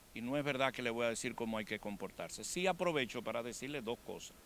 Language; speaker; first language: Spanish; native; Spanish